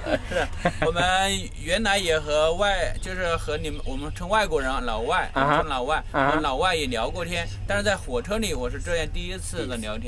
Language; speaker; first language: Chinese; native; Chinese